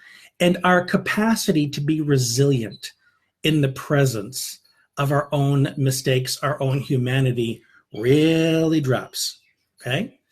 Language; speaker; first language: English; native; English